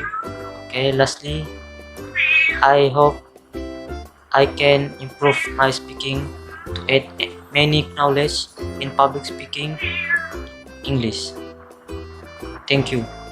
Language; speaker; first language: English; non-native, local second language; Malay